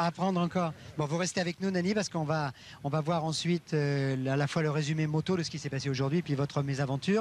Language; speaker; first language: French; native; French